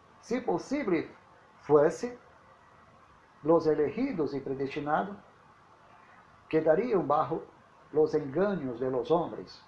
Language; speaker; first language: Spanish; non-native, learner; Portuguese